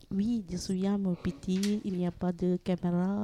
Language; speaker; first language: French; non-native, learner; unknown